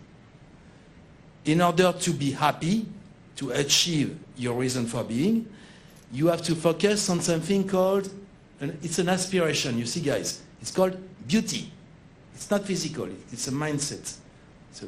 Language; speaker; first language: English; non-native, fluent; French